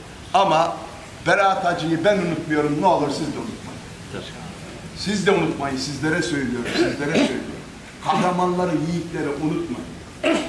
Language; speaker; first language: Turkish; native; Turkish